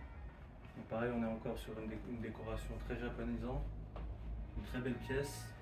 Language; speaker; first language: French; native; French